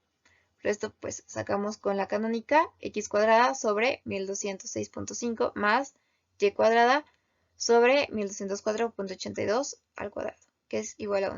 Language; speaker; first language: Spanish; native; Spanish